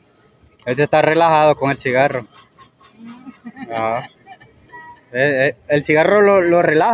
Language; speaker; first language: Spanish; native; Spanish